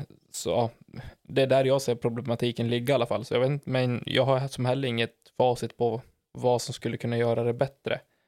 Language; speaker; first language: Swedish; native; Swedish